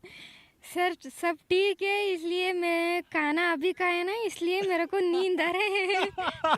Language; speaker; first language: Hindi; non-native, local second language; Odia